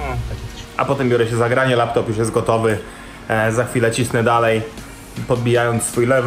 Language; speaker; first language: Polish; native; Polish